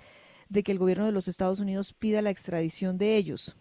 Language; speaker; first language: Spanish; native; Spanish